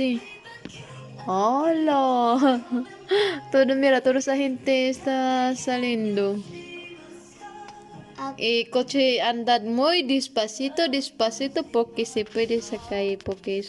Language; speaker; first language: Spanish; non-native, learner; Filipino